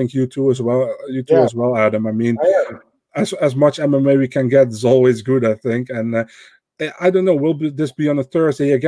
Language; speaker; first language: English; non-native, fluent; Dutch